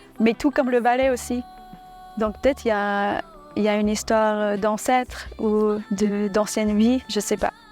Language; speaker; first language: French; early bilingual, other home language; English